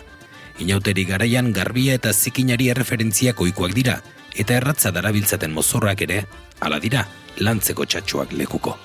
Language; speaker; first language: Basque; native; Basque